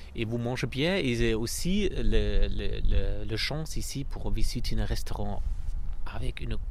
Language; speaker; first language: French; non-native, learner; German